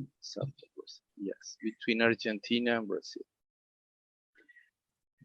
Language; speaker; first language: English; non-native, fluent; Spanish